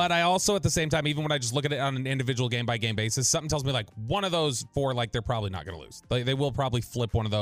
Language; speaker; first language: English; native; English